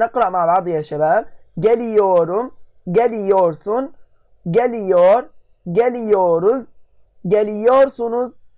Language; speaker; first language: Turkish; non-native, fluent; Arabic